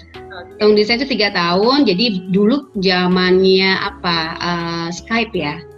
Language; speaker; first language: Indonesian; native; Indonesian